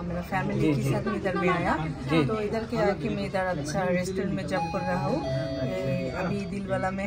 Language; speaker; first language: Hindi; non-native, learner; Bangla